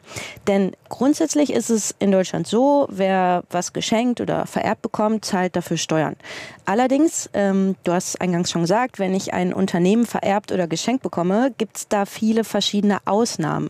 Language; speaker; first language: German; native; German